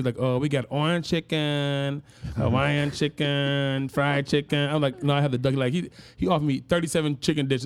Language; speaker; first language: English; native; English